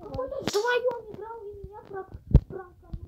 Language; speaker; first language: Russian; early bilingual, heritage; Russian